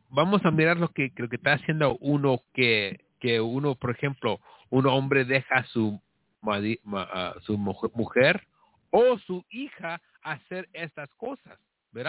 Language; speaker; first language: Spanish; early bilingual, heritage; Spanish